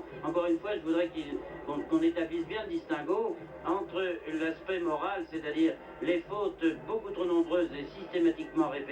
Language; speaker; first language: French; native; French